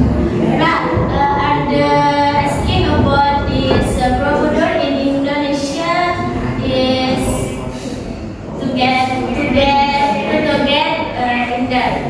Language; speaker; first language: English; non-native, learner; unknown